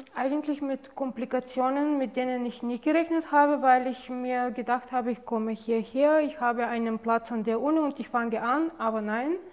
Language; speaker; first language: German; non-native, fluent; Bulgarian